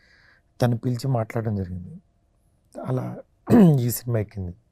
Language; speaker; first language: Telugu; native; Telugu